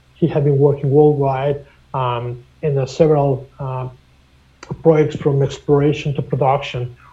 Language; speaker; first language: English; non-native, fluent; Spanish